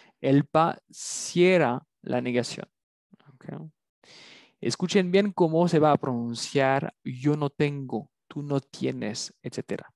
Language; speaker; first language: Spanish; non-native, fluent; French